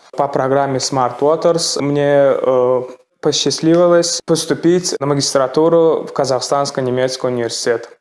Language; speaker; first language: Russian; non-native, local second language; Turkmen